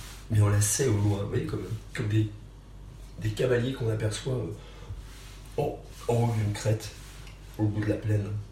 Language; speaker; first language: French; native; French